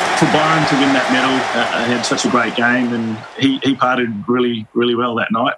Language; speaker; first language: English; native; English